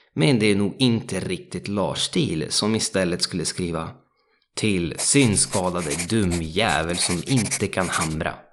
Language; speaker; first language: Swedish; non-native, fluent; Italian